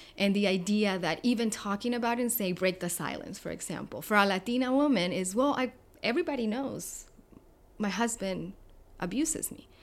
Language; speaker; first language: English; non-native, fluent; Spanish